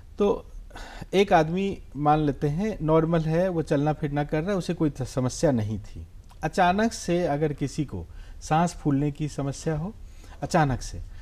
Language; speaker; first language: Hindi; native; Hindi